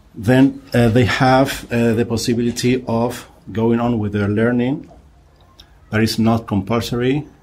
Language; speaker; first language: English; non-native, fluent; Spanish